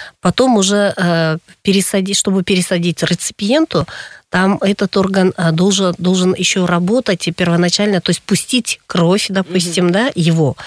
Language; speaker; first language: Russian; non-native, local second language; Kyrgyz